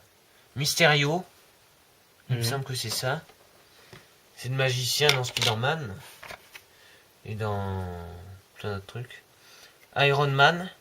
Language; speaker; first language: French; native; French